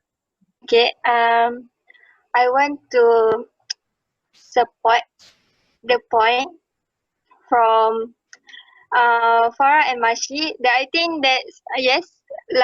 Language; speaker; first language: English; non-native, local second language; Malay